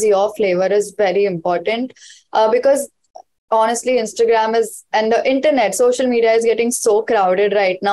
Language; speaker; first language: English; non-native, local second language; Hindi